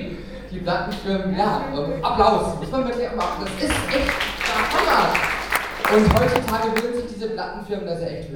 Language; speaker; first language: German; native; German